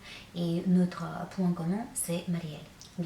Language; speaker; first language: French; non-native, fluent; Russian